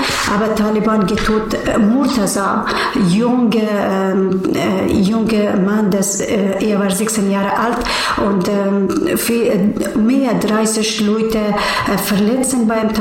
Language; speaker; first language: German; non-native, learner; Persian